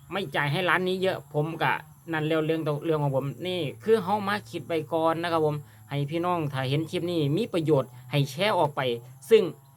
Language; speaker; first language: Thai; native; Thai